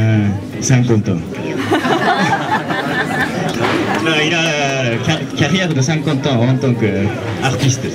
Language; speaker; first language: French; non-native, fluent; Japanese